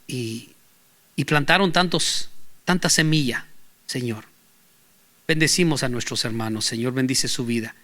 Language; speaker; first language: Spanish; native; Spanish